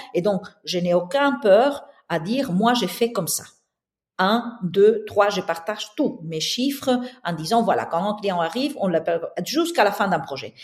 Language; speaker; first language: French; non-native, fluent; Spanish